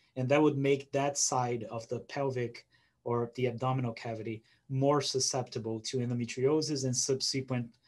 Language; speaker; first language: English; non-native, fluent; Portuguese